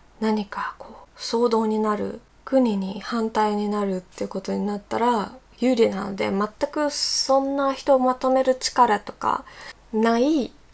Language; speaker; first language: Japanese; non-native, fluent; Russian